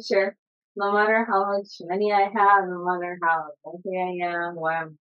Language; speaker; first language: English; non-native, fluent; Japanese